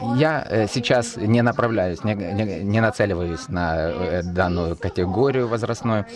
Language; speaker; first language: Russian; non-native, fluent; Italian